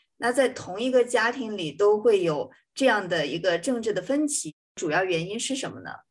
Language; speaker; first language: Chinese; native; Chinese